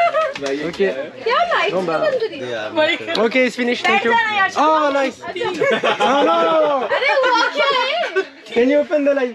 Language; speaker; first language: English; non-native, learner; French